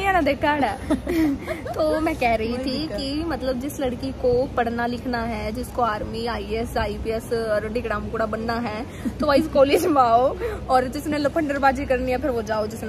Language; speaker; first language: Hindi; native; Hindi